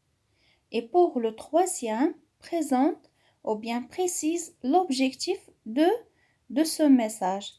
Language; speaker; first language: French; non-native, local second language; Arabic